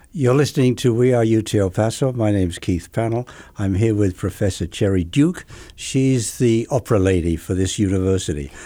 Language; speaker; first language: English; native; English